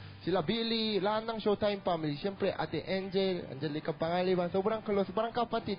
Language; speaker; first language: Filipino; non-native, learner; Korean